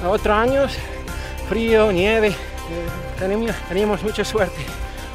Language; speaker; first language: Spanish; non-native, learner; English